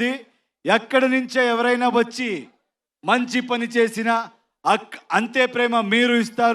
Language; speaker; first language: Telugu; non-native, learner; Kannada